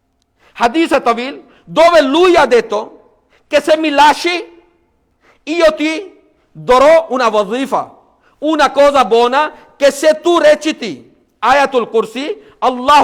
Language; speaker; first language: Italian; non-native, fluent; Urdu